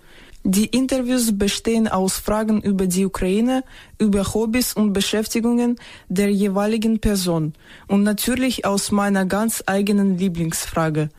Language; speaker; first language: German; non-native, fluent; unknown